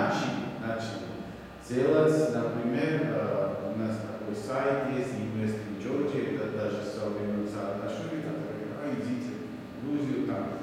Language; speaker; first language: Russian; non-native, fluent; Georgian